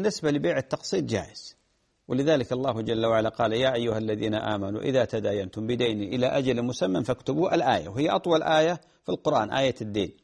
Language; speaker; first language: Arabic; native; Arabic